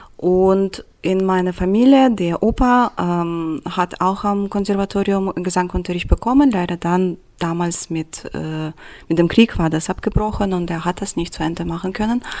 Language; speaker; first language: German; non-native, fluent; Russian